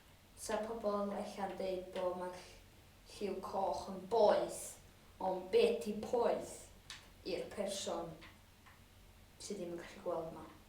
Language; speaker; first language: Welsh; native; Welsh